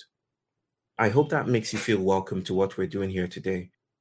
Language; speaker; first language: English; non-native, local second language; Yoruba